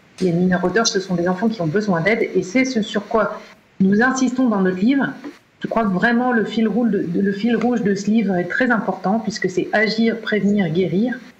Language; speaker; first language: French; native; French